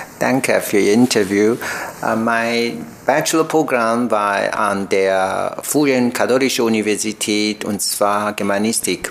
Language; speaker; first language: German; non-native, learner; Chinese